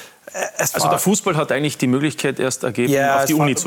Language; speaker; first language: German; native; German